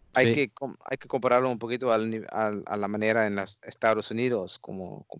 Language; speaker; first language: Spanish; non-native, fluent; Dutch